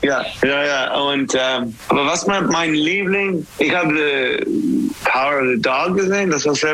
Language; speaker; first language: German; non-native, learner; English